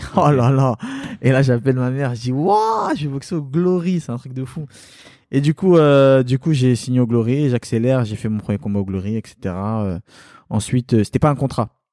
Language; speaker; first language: French; early bilingual, other home language; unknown